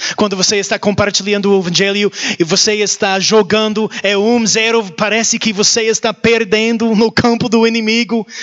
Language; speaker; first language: Portuguese; non-native, learner; English